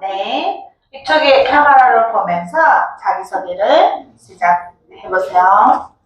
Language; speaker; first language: Korean; non-native, fluent; Nepali